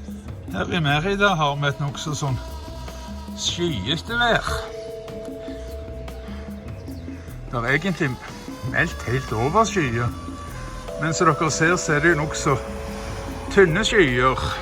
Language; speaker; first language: Norwegian; native; Norwegian